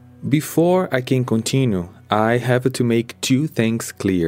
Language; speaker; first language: English; non-native, fluent; Portuguese